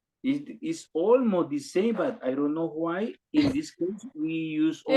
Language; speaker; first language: English; non-native, learner; Spanish